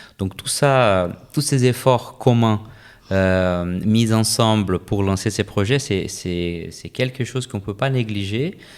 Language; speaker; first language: French; non-native, fluent; Portuguese